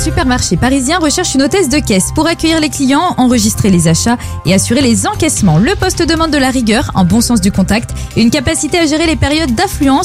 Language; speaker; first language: French; native; French